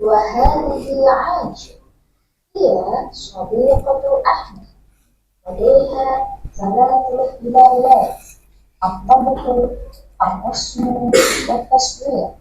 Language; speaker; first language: Arabic; non-native, learner; Indonesian